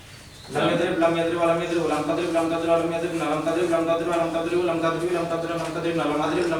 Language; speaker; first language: Arabic; non-native, learner; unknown